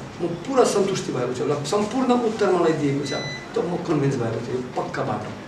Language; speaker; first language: Nepali; non-native, fluent; Russian